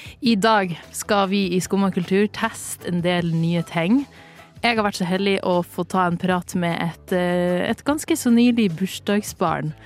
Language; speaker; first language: Norwegian; native; Norwegian